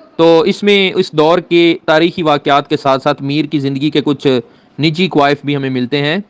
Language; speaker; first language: Urdu; native; Urdu